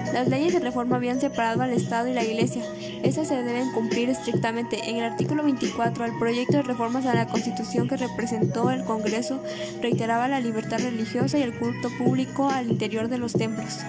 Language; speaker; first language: Spanish; native; Spanish